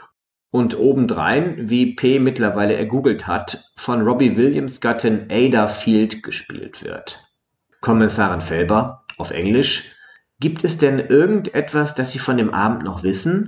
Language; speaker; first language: German; native; German